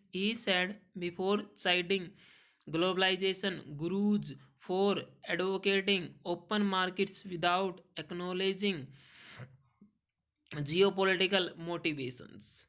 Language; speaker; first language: English; non-native, local second language; Hindi